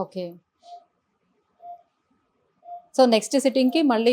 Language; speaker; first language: Telugu; native; Telugu